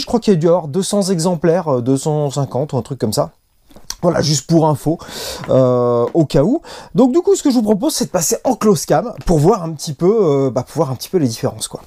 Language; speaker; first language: French; native; French